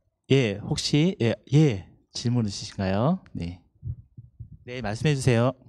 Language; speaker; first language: Korean; native; Korean